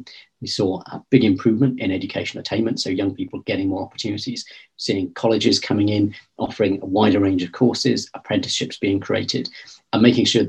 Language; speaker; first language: English; native; English